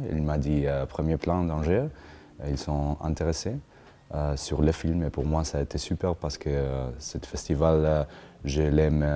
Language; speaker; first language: French; non-native, learner; Spanish